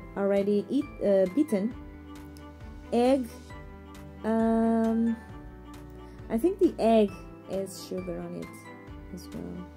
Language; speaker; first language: English; non-native, fluent; Portuguese